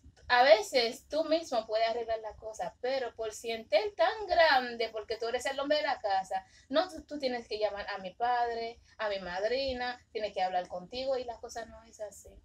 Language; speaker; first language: Spanish; early bilingual, other home language; Haitian Creole